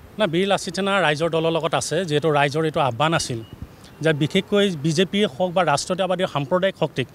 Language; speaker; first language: Assamese; native; Assamese